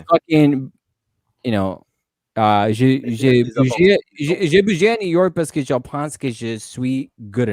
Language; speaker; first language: French; non-native, learner; Spanish